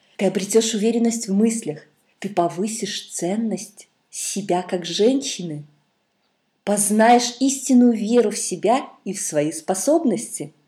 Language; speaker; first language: Russian; native; Russian